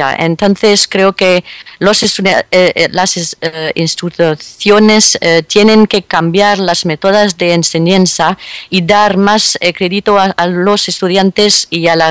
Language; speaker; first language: Spanish; non-native, fluent; French